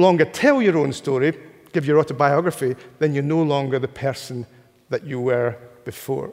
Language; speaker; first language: English; native; English